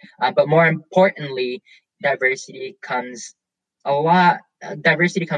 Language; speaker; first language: English; native; English